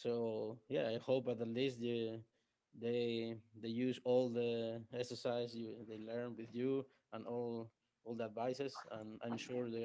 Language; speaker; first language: English; non-native, learner; Spanish